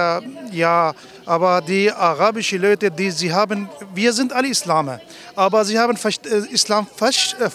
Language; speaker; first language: German; non-native, learner; Kurdish